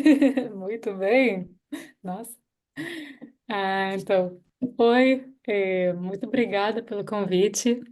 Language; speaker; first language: Portuguese; non-native, fluent; Hebrew